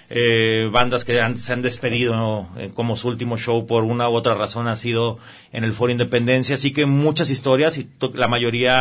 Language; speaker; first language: Spanish; native; Spanish